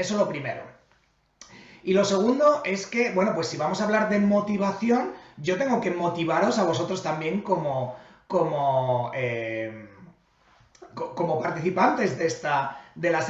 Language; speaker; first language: Spanish; native; Spanish